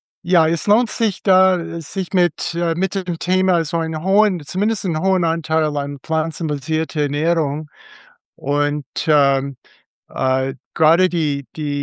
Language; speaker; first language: German; non-native, fluent; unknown